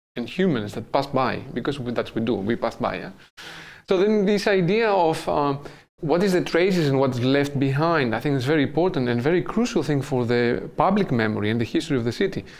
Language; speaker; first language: English; non-native, fluent; Greek